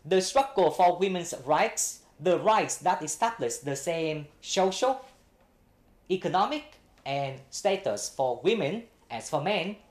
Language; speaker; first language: English; non-native, fluent; Vietnamese